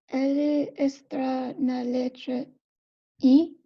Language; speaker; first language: Portuguese; non-native, learner; English